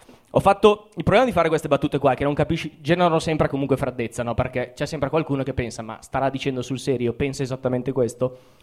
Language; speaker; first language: Italian; native; Italian